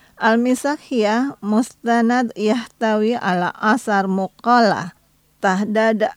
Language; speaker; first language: Arabic; non-native, fluent; Indonesian